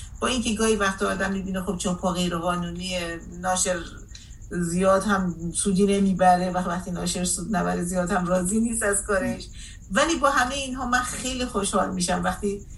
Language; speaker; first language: Persian; native; Persian